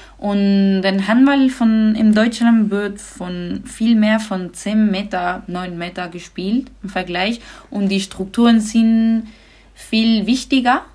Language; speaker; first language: German; non-native, fluent; Spanish